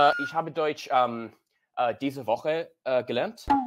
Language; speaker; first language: German; non-native, learner; English